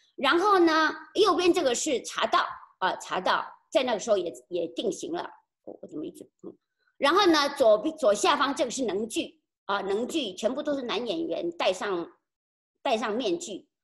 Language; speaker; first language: Chinese; native; Chinese